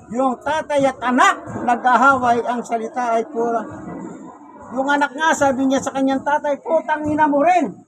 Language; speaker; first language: Filipino; non-native, local second language; Pampanga